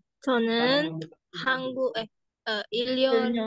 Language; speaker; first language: Korean; non-native, learner; Indonesian